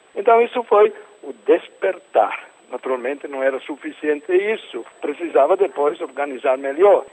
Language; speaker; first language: Portuguese; non-native, fluent; Italian